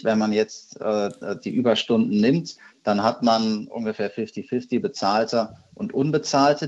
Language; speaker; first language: German; native; German